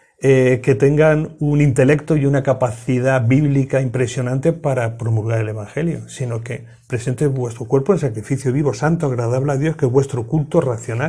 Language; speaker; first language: Spanish; native; Spanish